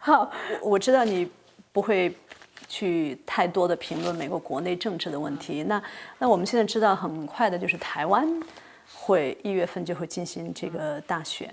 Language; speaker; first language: Chinese; native; Chinese